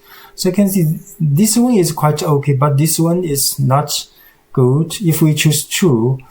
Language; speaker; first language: English; non-native, fluent; Chinese